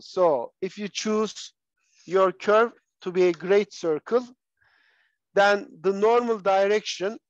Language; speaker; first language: English; non-native, fluent; Turkish